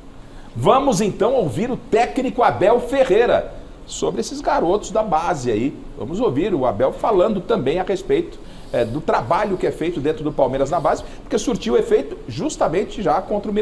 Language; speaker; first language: Portuguese; native; Portuguese